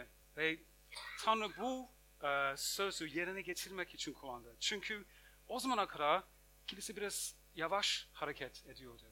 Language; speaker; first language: Turkish; non-native, fluent; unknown